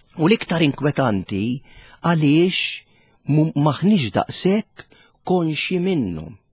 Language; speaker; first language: Maltese; native; Maltese